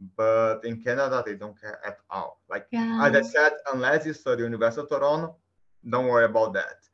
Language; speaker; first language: English; non-native, fluent; Portuguese